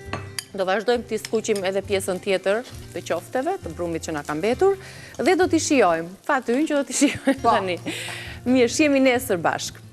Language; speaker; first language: Albanian; native; Albanian